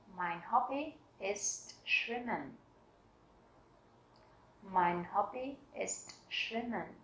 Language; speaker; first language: German; non-native, fluent; Vietnamese